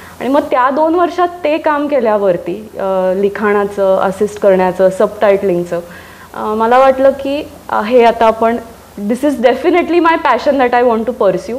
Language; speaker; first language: Marathi; native; Marathi